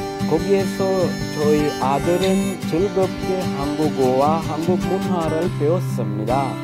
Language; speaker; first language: Korean; non-native, fluent; Sinhala